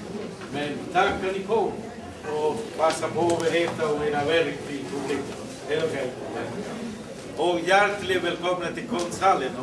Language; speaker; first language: Swedish; non-native, fluent; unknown